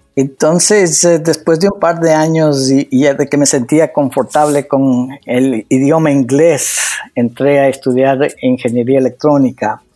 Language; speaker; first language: Spanish; native; Spanish